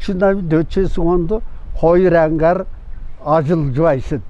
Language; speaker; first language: Mongolian; non-native, local second language; Kazakh